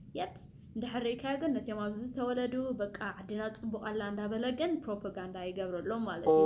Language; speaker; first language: Tigrinya; early bilingual, heritage; Tigrinya